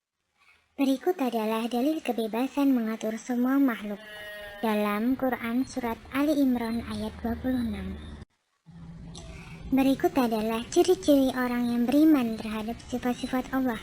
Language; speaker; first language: Indonesian; native; Indonesian